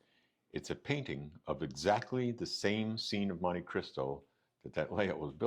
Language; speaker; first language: English; native; English